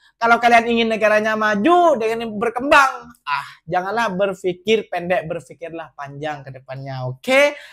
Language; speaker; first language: Indonesian; native; Indonesian